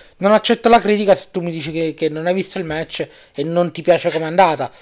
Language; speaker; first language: Italian; native; Italian